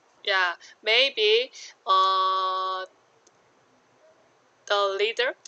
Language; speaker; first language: English; non-native, learner; Korean